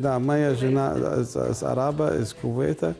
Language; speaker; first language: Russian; non-native, learner; Arabic